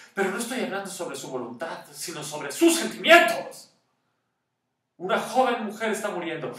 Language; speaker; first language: Spanish; native; Spanish